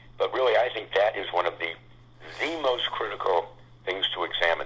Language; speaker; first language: English; native; English